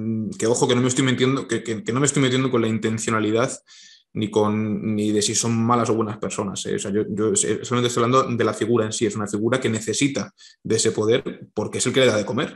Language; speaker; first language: Spanish; native; Spanish